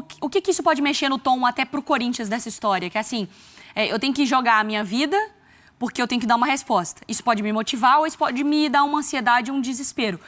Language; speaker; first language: Portuguese; native; Portuguese